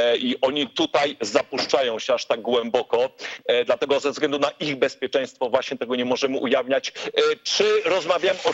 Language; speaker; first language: Polish; native; Polish